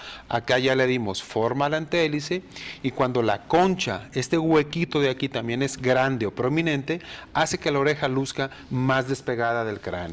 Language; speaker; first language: Spanish; native; Spanish